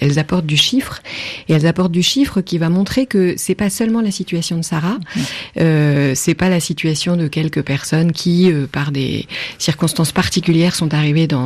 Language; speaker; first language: French; native; French